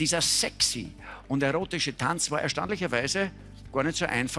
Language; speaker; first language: German; native; German